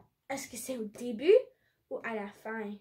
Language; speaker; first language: French; non-native, learner; English